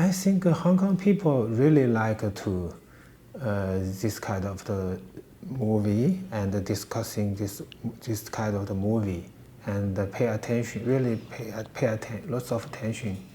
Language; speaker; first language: English; non-native, learner; Chinese